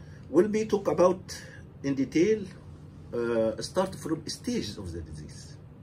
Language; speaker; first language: English; non-native, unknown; Arabic